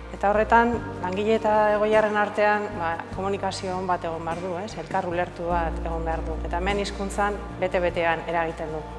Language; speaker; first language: Basque; native; Basque